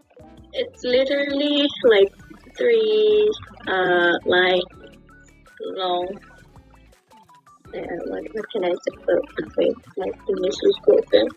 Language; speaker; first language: English; non-native, fluent; Thai